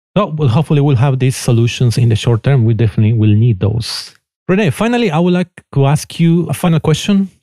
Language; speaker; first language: English; non-native, fluent; Spanish